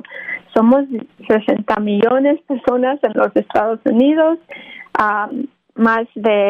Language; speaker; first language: Spanish; early bilingual, other home language; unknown